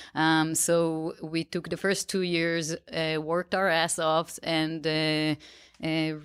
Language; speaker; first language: English; non-native, fluent; Hebrew